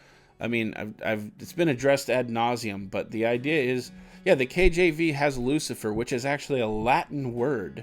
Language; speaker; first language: English; native; English